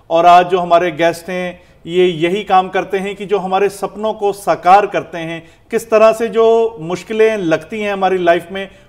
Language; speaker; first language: Hindi; non-native, local second language; Punjabi